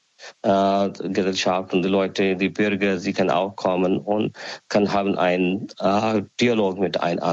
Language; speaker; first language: German; non-native, learner; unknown